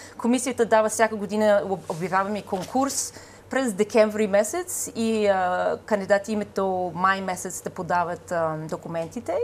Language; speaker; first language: Bulgarian; non-native, fluent; English